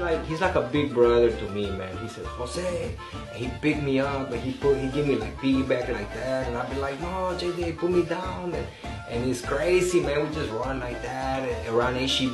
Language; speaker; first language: English; non-native, fluent; Spanish